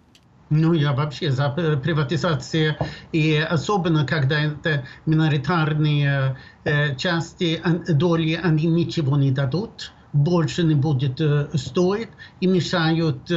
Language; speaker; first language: Russian; non-native, fluent; Swedish